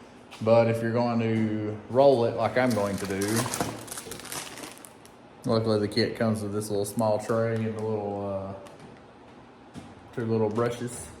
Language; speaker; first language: English; native; English